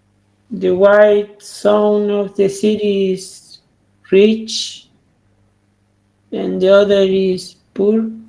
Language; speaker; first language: English; non-native, learner; Spanish